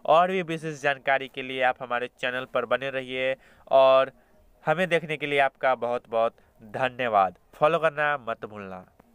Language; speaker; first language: Hindi; native; Hindi